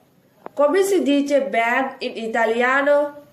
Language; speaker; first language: Italian; non-native, fluent; Urdu